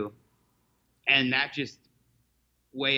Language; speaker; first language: English; native; English